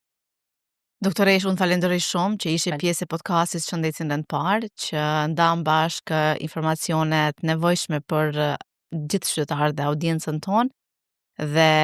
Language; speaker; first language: Albanian; native; Albanian